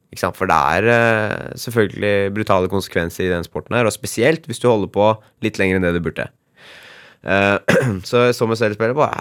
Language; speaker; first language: Norwegian; native; Norwegian